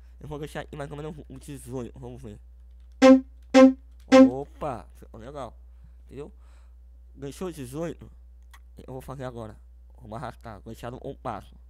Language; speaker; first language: Portuguese; native; Portuguese